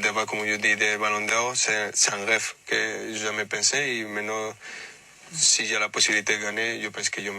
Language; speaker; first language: French; non-native, fluent; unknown